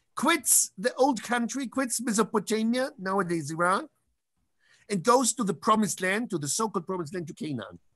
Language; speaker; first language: English; non-native, fluent; Hebrew